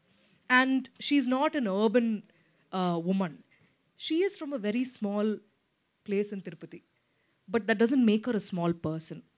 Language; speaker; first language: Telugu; non-native, local second language; Malayalam